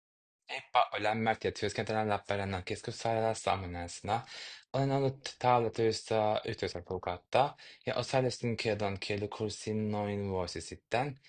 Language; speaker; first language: Finnish; non-native, learner; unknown